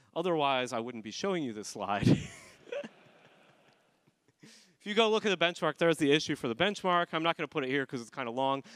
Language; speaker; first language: English; native; English